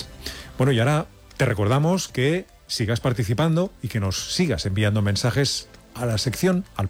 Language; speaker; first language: Spanish; native; Spanish